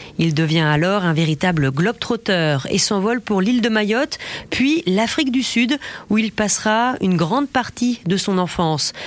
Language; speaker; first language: French; native; French